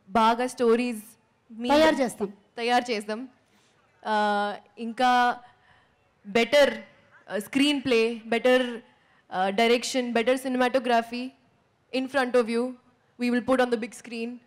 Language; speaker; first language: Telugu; non-native, local second language; Hindi